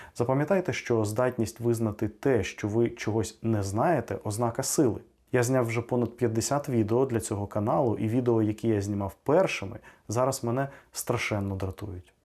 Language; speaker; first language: Ukrainian; native; Ukrainian